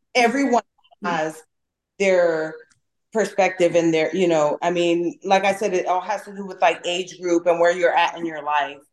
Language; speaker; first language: English; native; English